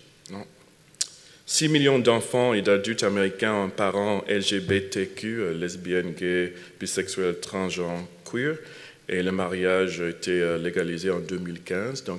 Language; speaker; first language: French; non-native, fluent; English